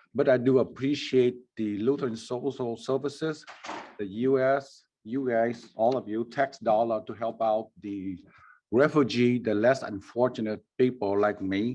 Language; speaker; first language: English; non-native, fluent; Vietnamese